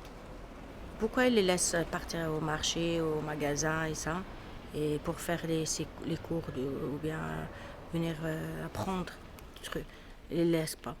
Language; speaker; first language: French; non-native, learner; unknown